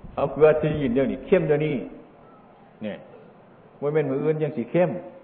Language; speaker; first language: Thai; non-native, local second language; Northeastern Thai